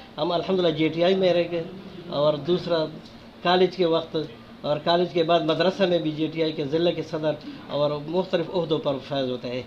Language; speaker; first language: Urdu; non-native, local second language; Pashto